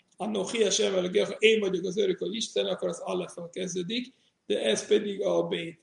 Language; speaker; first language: Hungarian; non-native, fluent; Yiddish